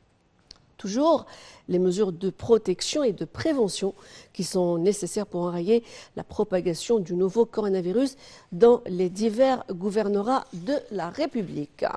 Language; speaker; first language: French; non-native, fluent; Arabic